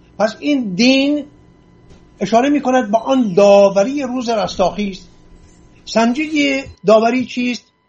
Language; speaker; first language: Persian; non-native, local second language; Assyrian Neo-Aramaic